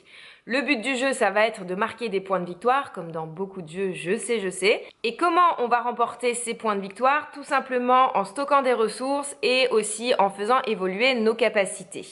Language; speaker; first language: French; native; French